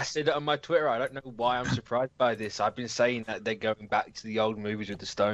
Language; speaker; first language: English; native; English